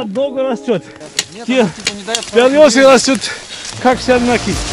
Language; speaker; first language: Russian; non-native, learner; German